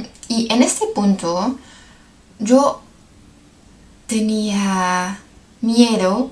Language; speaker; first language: Spanish; non-native, learner; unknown